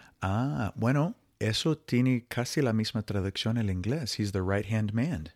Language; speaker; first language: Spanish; non-native, fluent; English